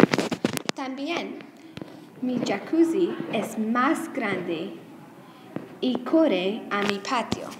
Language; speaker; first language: Spanish; non-native, learner; English